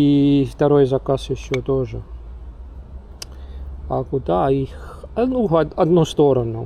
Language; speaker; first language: Russian; non-native, local second language; Estonian